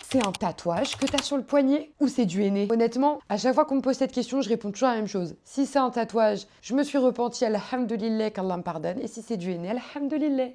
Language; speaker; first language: French; native; French